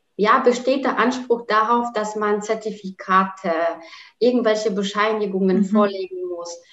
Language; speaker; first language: German; non-native, fluent; Polish